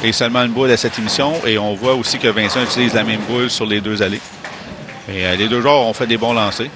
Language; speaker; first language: French; native; French